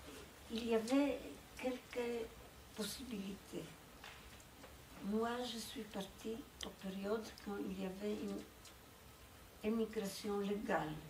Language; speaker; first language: French; non-native, fluent; Polish